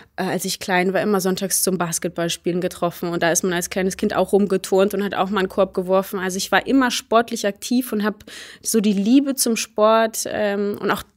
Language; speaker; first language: German; early bilingual, other home language; Polish